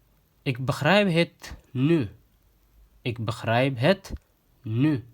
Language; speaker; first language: Dutch; non-native, fluent; Tigrinya